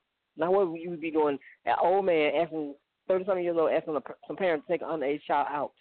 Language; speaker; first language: English; native; English